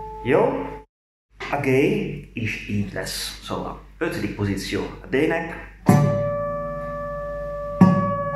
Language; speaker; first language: Hungarian; non-native, learner; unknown